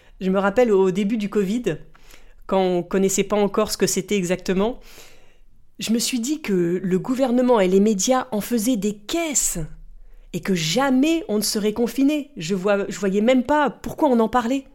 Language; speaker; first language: French; native; French